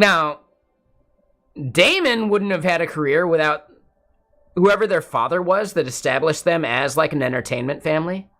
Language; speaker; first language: English; native; English